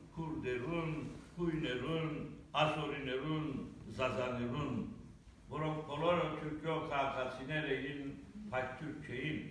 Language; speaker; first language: Armenian; early bilingual, heritage; Armenian